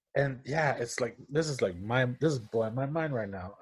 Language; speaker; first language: English; non-native, fluent; Spanish